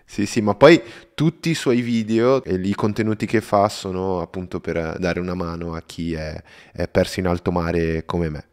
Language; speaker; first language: Italian; non-native, fluent; Portuguese